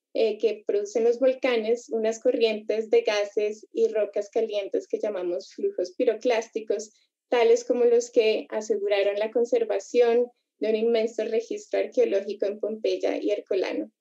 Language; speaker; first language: Spanish; native; Spanish